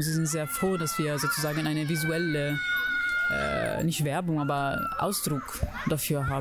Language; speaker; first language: German; non-native, fluent; Italian